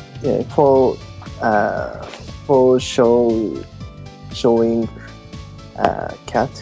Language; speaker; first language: English; non-native, learner; Japanese